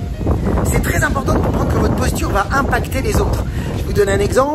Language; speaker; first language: French; native; French